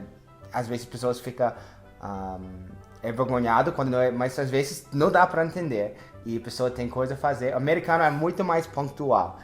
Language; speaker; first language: Portuguese; non-native, fluent; English